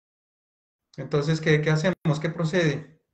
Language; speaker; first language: Spanish; native; Spanish